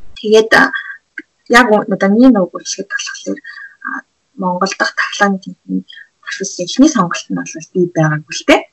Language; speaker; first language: Mongolian; native; Mongolian